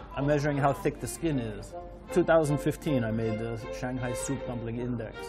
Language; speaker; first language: English; native; English